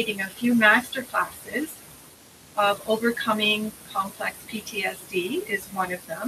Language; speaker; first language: English; native; English